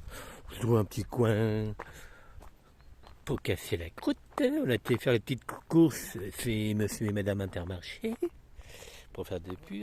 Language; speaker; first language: French; native; French